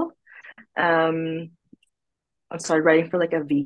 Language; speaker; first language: English; non-native, local second language; Filipino